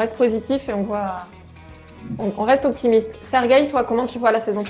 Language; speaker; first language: French; native; French